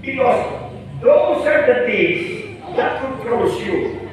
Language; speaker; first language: English; non-native, local second language; Filipino